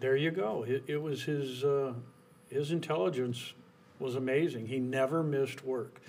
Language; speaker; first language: English; native; English